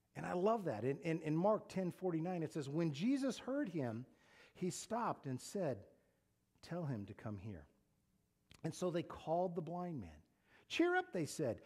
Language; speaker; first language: English; native; English